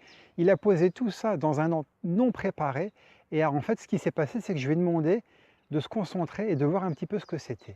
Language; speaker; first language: French; native; French